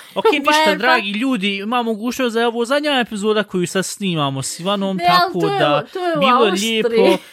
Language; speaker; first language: Bosnian; early bilingual, heritage; Bosnian